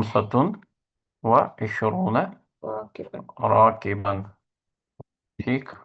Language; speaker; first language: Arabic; non-native, fluent; Kashmiri